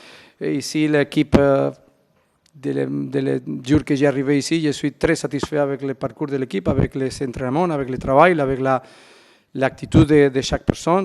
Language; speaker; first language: French; non-native, fluent; Spanish